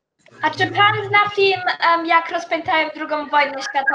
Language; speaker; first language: Polish; early bilingual, other home language; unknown